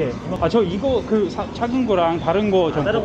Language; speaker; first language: Korean; non-native, fluent; Russian